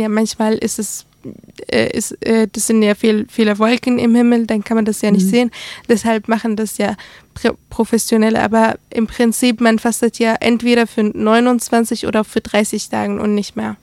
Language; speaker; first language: German; early bilingual, other home language; Arabic